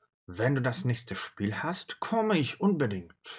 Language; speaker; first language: German; non-native, fluent; Russian